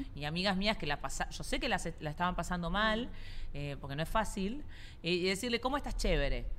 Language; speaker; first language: Spanish; native; Spanish